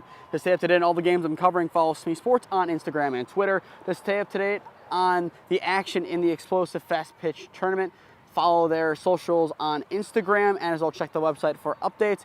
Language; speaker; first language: English; native; English